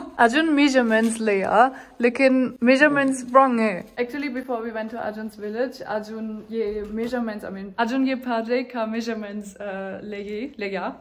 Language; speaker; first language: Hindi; non-native, learner; German